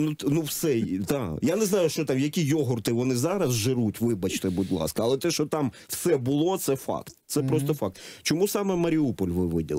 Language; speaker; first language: Ukrainian; native; Ukrainian